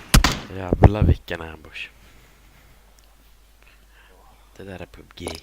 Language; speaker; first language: Swedish; native; Swedish